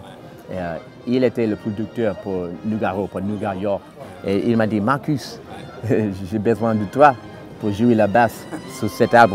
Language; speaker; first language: French; non-native, fluent; English